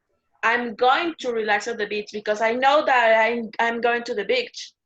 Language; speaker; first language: English; non-native, learner; Spanish